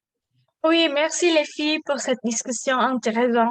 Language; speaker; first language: French; non-native, learner; Indonesian